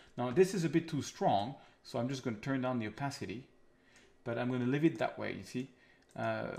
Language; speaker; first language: English; non-native, fluent; French